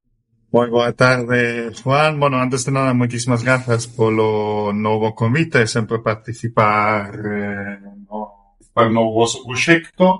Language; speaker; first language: Galician; non-native, fluent; German